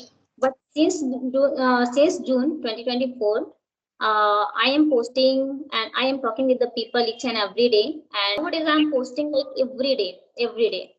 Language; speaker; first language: English; non-native, local second language; Hindi